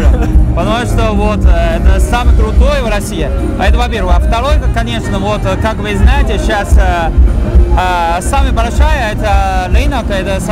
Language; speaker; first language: Russian; non-native, learner; Chinese